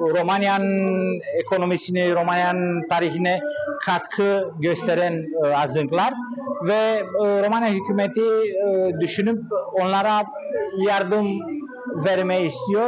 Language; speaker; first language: Turkish; non-native, learner; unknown